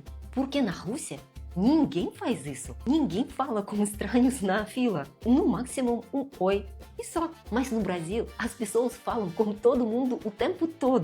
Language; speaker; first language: Portuguese; non-native, fluent; Russian